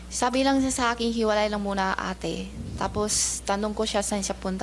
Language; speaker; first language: Filipino; non-native, learner; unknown